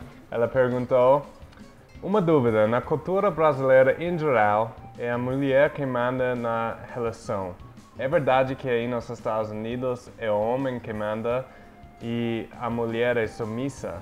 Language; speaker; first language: Portuguese; non-native, fluent; English